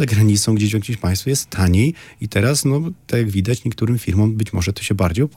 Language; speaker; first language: Polish; native; Polish